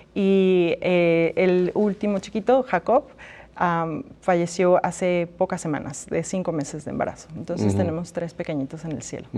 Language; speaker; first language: Spanish; native; Spanish